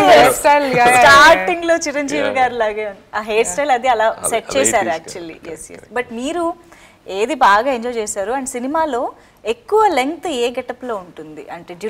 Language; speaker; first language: Telugu; native; Telugu